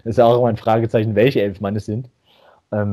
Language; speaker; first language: German; native; German